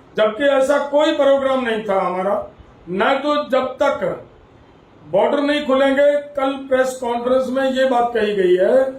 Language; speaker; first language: Hindi; non-native, local second language; Punjabi